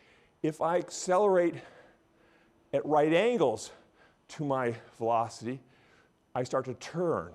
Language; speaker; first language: English; native; English